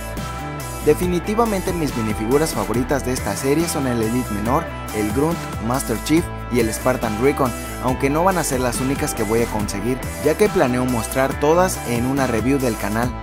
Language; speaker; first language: Spanish; native; Spanish